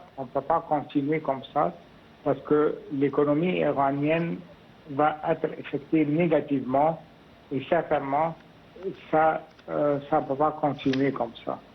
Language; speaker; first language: French; non-native, fluent; Arabic